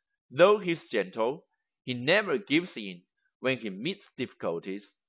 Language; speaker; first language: English; non-native, fluent; Chinese